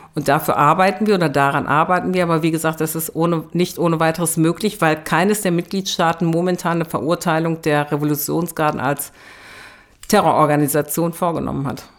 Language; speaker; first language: German; early bilingual, other home language; Turkish